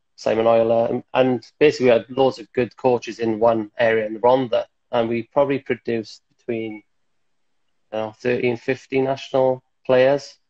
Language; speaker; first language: English; native; English